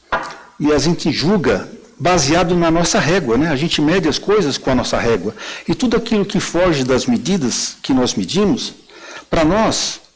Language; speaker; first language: Portuguese; native; Portuguese